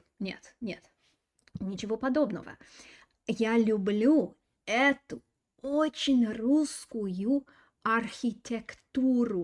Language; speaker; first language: Russian; non-native, fluent; English